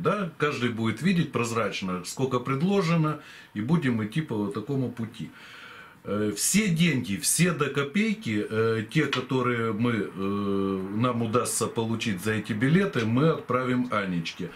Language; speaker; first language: Russian; native; Russian